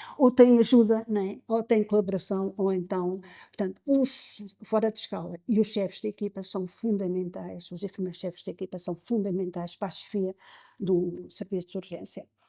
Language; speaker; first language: Portuguese; native; Portuguese